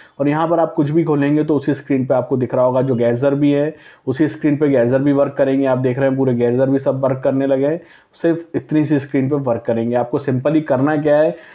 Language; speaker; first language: Hindi; native; Hindi